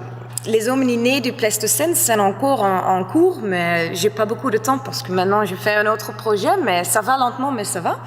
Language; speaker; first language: French; non-native, fluent; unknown